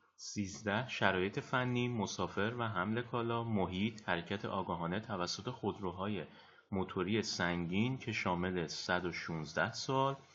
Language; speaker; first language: Persian; native; Persian